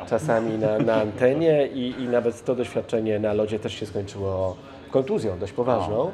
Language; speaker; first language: Polish; early bilingual, other home language; Spanish